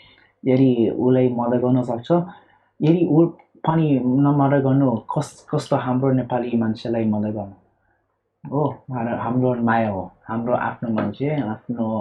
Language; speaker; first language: Nepali; early bilingual, heritage; Nepali